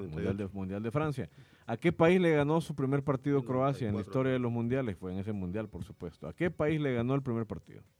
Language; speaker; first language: Spanish; native; Spanish